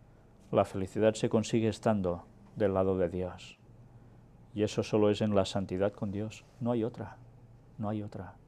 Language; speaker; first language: Spanish; native; Spanish